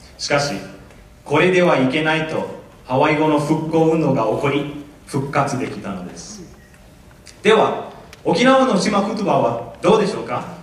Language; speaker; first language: Japanese; non-native, fluent; English